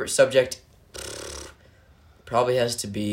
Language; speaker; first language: English; native; English